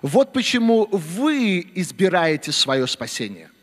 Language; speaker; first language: Russian; native; Russian